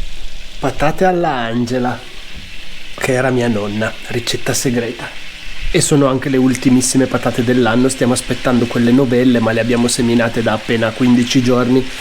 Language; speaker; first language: Italian; native; Italian